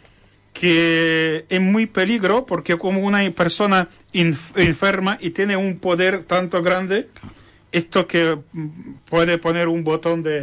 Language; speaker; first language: Spanish; non-native, learner; Ukrainian